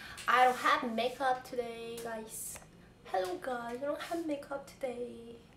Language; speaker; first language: English; non-native, learner; Portuguese